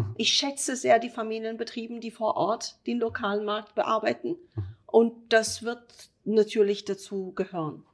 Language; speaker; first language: German; non-native, fluent; Italian